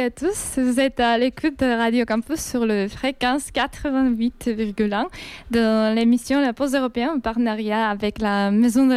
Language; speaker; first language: French; non-native, fluent; Georgian